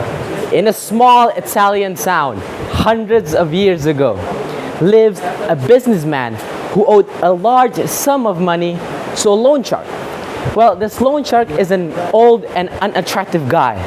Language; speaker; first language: English; non-native, fluent; Indonesian